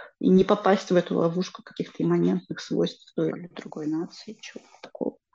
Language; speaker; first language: Russian; non-native, local second language; Ukrainian